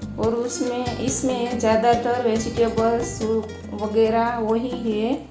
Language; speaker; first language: Hindi; non-native, local second language; Gujarati